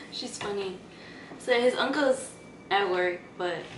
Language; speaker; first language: English; early bilingual, other home language; Spanish